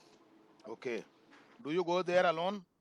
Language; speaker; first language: English; non-native, local second language; Hindi